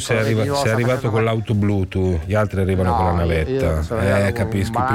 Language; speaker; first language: Italian; native; Italian